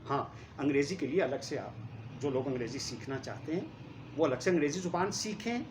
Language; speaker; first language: Urdu; native; Urdu